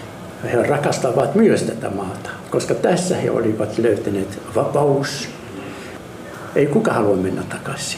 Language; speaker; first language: Finnish; non-native, fluent; Arabic